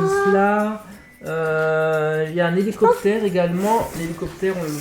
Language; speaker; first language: French; native; French